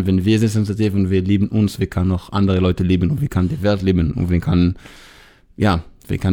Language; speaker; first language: German; non-native, fluent; Hebrew